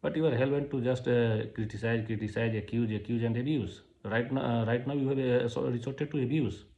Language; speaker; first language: English; non-native, local second language; Hindi